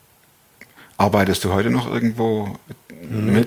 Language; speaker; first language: German; native; German